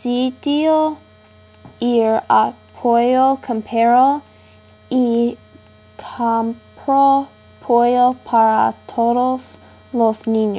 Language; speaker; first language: Spanish; non-native, learner; English